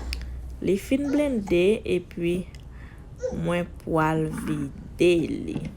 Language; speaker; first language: French; non-native, learner; Haitian Creole